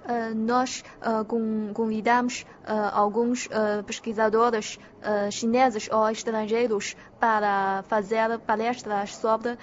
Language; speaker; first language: Portuguese; non-native, fluent; Chinese